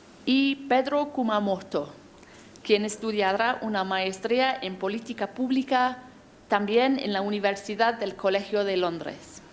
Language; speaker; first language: Spanish; non-native, fluent; English